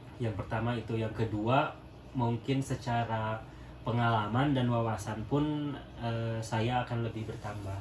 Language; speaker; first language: Indonesian; non-native, local second language; Sundanese